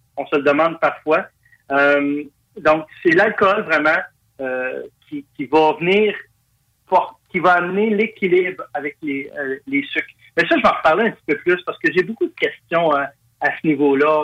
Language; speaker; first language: French; native; French